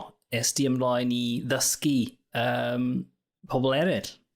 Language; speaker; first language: Welsh; non-native, local second language; English